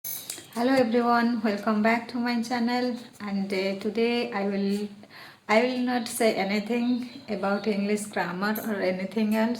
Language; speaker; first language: English; non-native, learner; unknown